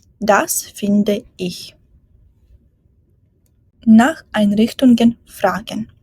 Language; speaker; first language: German; non-native, fluent; Ukrainian